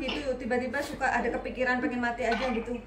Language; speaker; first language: Indonesian; native; Indonesian